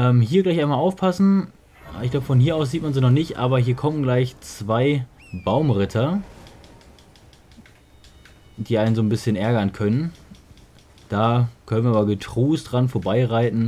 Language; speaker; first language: German; native; German